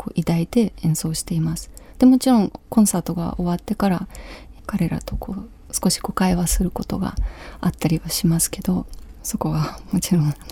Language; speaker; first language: Japanese; non-native, fluent; Ukrainian